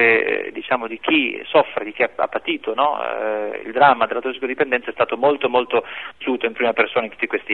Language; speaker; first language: Italian; native; Italian